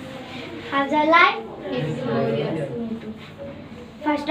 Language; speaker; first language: English; non-native, learner; Hindi